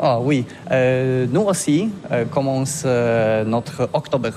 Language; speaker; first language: French; non-native, learner; Polish